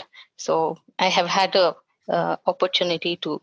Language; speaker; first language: English; non-native, local second language; Kannada